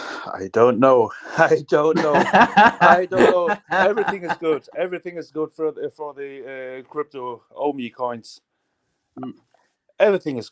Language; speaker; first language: English; non-native, learner; German